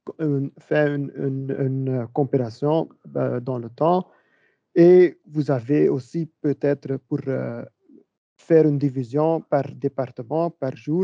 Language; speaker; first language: French; non-native, learner; Dutch